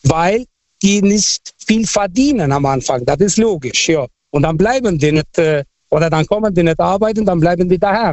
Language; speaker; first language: German; non-native, fluent; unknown